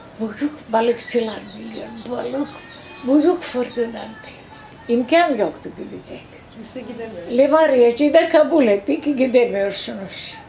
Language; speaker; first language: Turkish; non-native, local second language; Greek